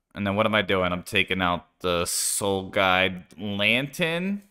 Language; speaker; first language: English; native; English